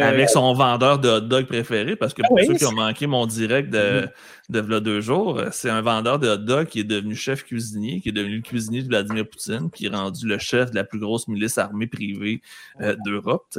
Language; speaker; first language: French; native; French